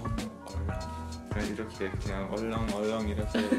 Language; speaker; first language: Korean; non-native, learner; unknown